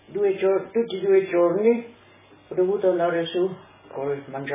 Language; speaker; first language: Italian; non-native, local second language; Slovenian